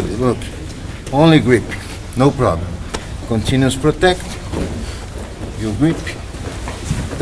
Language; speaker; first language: English; non-native, learner; Portuguese